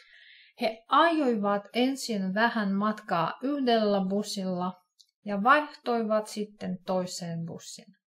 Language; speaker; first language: Finnish; non-native, fluent; Russian